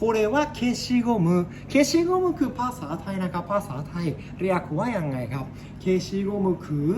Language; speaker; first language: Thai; non-native, learner; Japanese